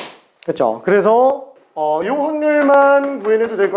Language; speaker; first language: Korean; native; Korean